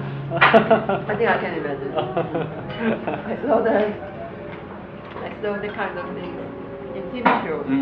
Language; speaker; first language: English; non-native, fluent; Korean